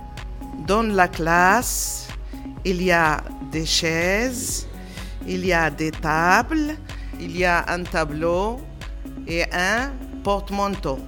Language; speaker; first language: French; non-native, learner; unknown